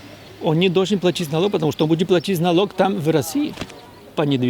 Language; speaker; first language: Russian; non-native, fluent; Spanish